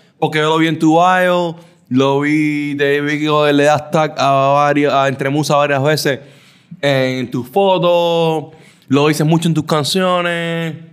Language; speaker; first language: Spanish; early bilingual, heritage; Spanish